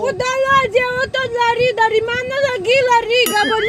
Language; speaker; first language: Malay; non-native, learner; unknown